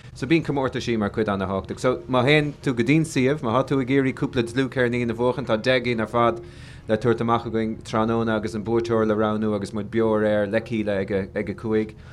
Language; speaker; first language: Irish; native; Irish